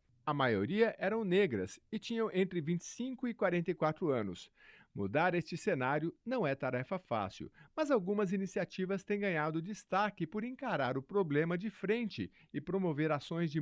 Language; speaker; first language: Portuguese; native; Portuguese